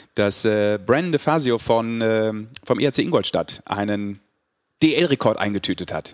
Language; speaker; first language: German; native; German